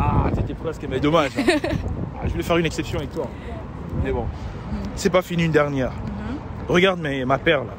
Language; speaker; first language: French; native; French